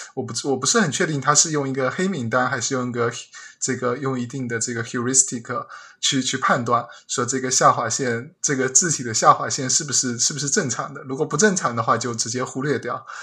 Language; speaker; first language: Chinese; native; Chinese